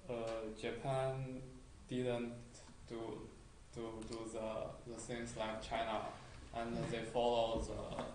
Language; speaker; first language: English; non-native, learner; Chinese